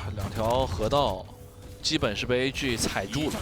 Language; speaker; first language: Chinese; native; Chinese